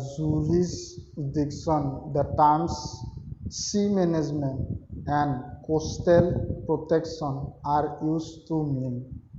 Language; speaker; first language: English; non-native, local second language; Assamese